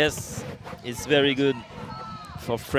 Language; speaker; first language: English; non-native, learner; French